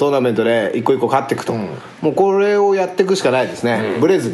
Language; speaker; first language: Japanese; native; Japanese